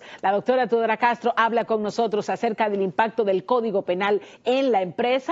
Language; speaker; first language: Spanish; native; Spanish